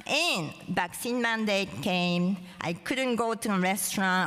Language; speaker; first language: English; non-native, fluent; Japanese